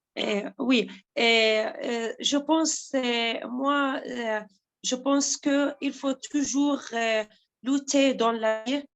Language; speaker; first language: French; non-native, local second language; Arabic